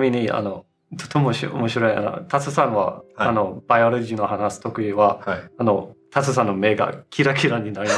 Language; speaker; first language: Japanese; non-native, learner; Danish